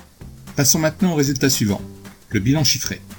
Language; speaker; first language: French; native; French